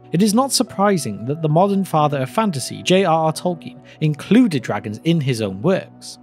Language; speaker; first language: English; native; English